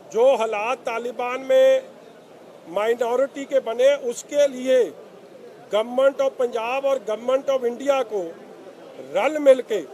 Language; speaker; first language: Hindi; non-native, local second language; Punjabi